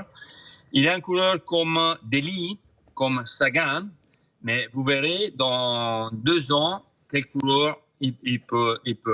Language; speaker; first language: French; non-native, fluent; Italian